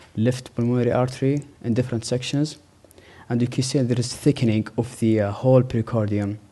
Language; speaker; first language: English; non-native, fluent; Arabic